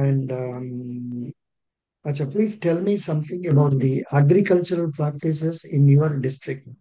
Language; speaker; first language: English; non-native, local second language; Telugu